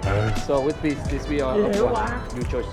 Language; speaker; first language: English; non-native, learner; Vietnamese